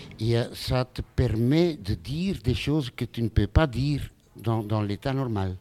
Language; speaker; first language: French; non-native, local second language; Dutch